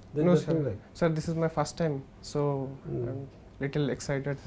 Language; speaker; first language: English; non-native, local second language; Odia